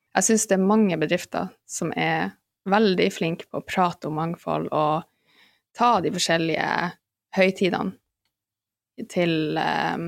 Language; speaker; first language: Norwegian; native; Norwegian